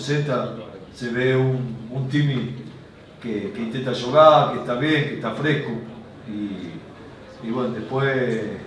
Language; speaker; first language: Portuguese; non-native, learner; Spanish